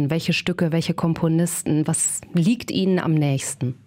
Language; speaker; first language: German; native; German